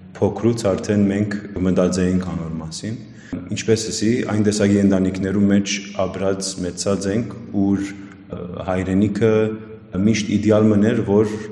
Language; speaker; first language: Armenian; early bilingual, heritage; Armenian